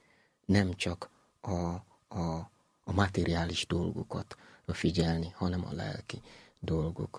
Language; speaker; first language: Hungarian; non-native, learner; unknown